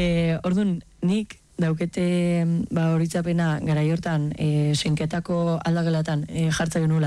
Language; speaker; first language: Basque; native; Basque